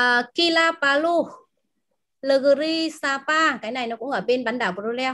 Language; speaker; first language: Vietnamese; native; Vietnamese